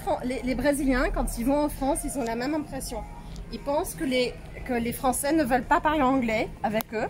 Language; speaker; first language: French; non-native, fluent; Portuguese